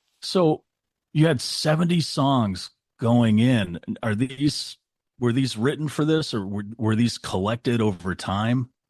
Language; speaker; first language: English; native; English